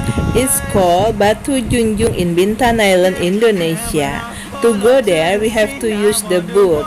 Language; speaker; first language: English; non-native, learner; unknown